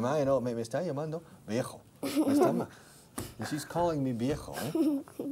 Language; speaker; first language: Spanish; non-native, fluent; English